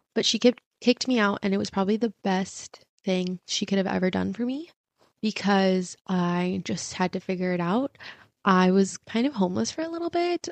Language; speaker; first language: English; early bilingual, other home language; Spanish